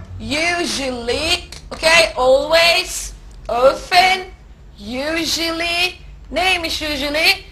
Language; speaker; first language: English; non-native, fluent; Turkish